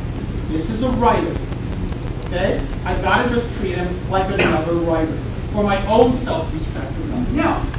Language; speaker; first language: English; native; English